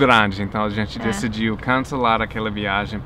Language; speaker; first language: Portuguese; non-native, fluent; English